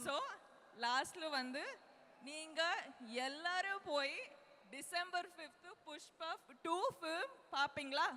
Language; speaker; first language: Tamil; non-native, local second language; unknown